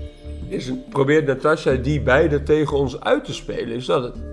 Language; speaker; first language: Dutch; native; Dutch